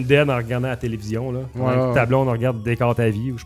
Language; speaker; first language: French; native; French